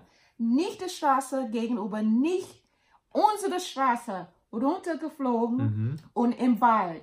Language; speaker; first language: German; non-native, learner; English